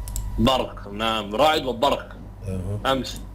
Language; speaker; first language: Arabic; non-native, learner; English